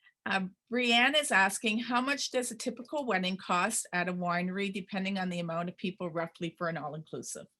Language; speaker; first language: English; native; English